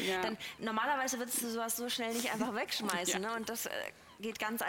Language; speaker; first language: German; native; German